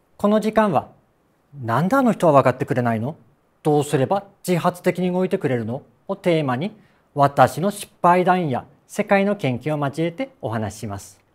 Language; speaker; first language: Japanese; native; Japanese